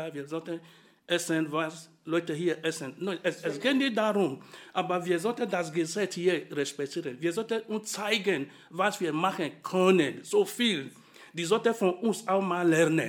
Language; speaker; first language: German; non-native, fluent; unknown